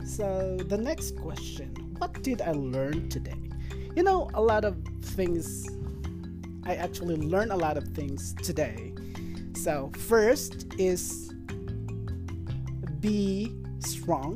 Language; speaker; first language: English; non-native, local second language; Filipino